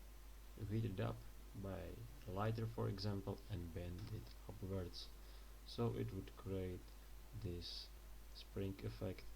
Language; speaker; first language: English; non-native, fluent; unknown